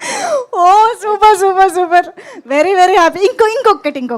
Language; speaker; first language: Telugu; native; Telugu